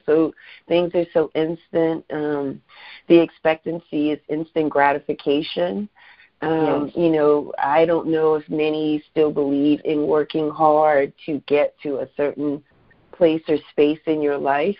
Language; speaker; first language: English; native; English